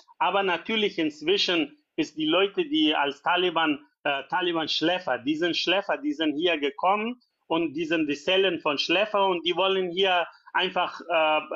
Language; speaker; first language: German; non-native, learner; Persian